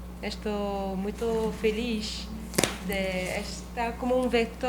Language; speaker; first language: Portuguese; non-native, learner; French